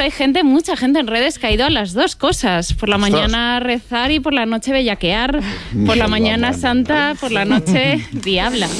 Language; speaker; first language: Spanish; native; Spanish